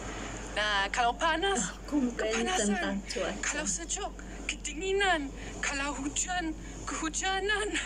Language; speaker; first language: Indonesian; non-native, fluent; German